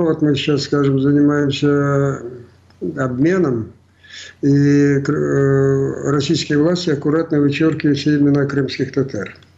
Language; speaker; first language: Russian; non-native, local second language; Crimean Tatar